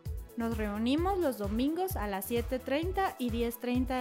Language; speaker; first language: Spanish; native; Spanish